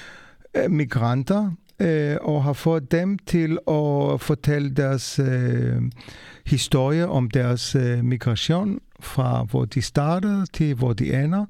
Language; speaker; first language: Danish; non-native, fluent; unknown